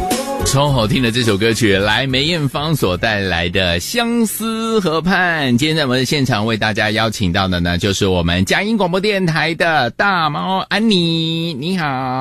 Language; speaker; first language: Chinese; native; Chinese